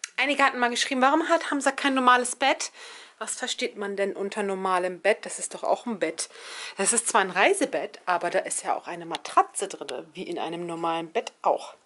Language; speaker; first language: German; early bilingual, other home language; Turkish